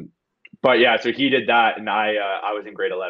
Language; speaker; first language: English; native; English